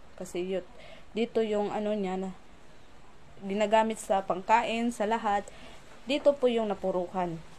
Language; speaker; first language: Filipino; non-native, local second language; Cebuano